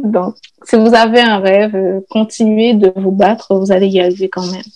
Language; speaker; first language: French; non-native, local second language; Haitian Creole